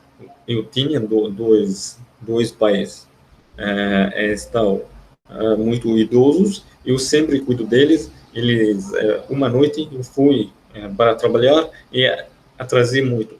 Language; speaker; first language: Portuguese; non-native, fluent; Arabic